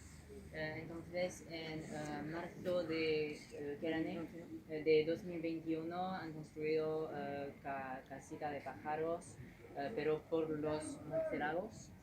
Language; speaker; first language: Spanish; non-native, fluent; French